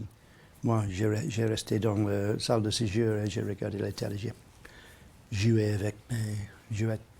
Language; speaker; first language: French; non-native, learner; English